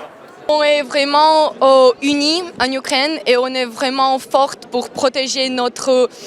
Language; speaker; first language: French; non-native, learner; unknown